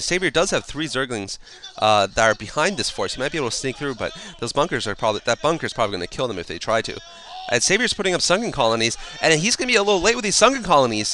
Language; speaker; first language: English; native; English